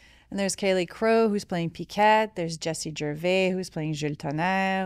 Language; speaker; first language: English; early bilingual, other home language; French